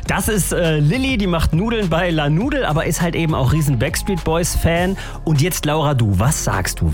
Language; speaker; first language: German; native; German